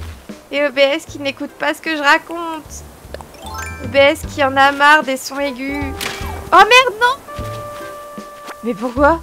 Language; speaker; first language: French; native; French